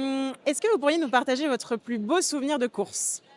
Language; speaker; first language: French; native; French